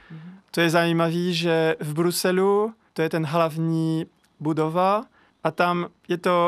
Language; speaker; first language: Czech; non-native, learner; French